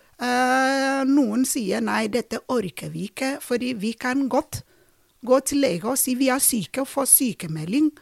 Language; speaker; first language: Norwegian; non-native, fluent; Ibibio